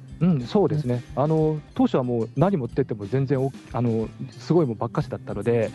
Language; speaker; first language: Japanese; native; Japanese